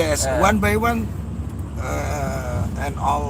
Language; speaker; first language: English; non-native, learner; Indonesian